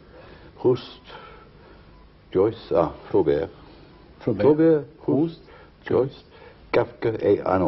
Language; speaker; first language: French; non-native, fluent; English